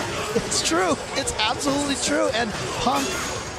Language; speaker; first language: English; native; English